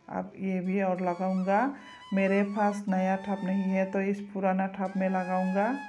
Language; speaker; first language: Hindi; non-native, learner; Bodo